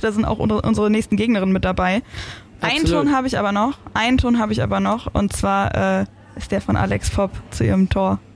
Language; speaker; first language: German; native; German